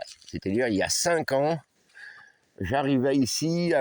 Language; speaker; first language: French; native; French